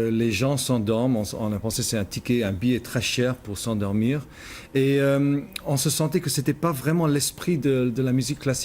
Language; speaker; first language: French; non-native, fluent; English